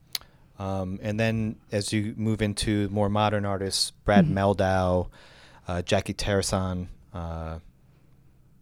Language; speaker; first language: English; native; English